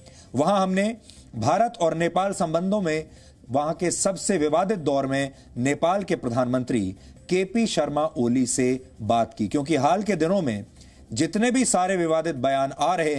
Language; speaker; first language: Hindi; native; Hindi